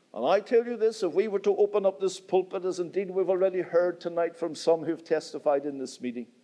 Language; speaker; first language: English; native; English